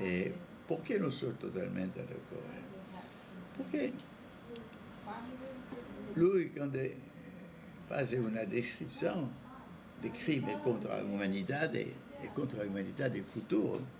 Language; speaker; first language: Spanish; non-native, fluent; French